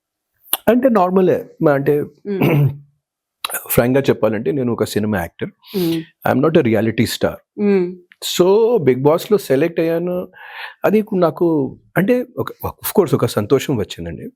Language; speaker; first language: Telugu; non-native, fluent; Hindi